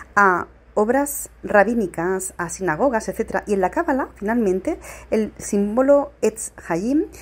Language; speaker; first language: Spanish; non-native, local second language; Catalan